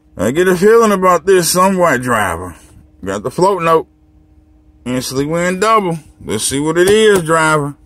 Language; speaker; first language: English; native; English